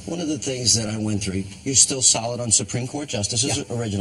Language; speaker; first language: English; native; English